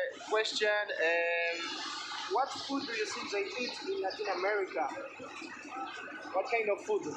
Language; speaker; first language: English; non-native, learner; French